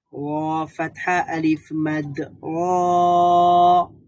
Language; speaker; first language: Arabic; non-native, learner; Bangla